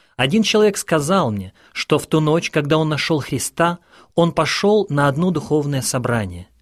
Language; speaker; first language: Russian; non-native, local second language; Ukrainian